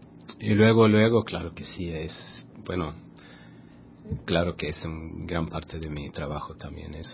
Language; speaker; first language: Spanish; non-native, fluent; Swedish